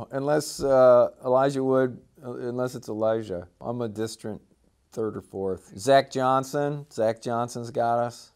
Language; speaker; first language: English; native; English